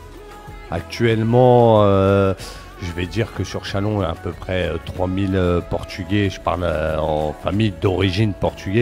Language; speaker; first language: French; early bilingual, other home language; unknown